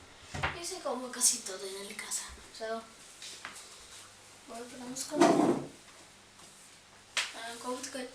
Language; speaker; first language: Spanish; early bilingual, other home language; Dutch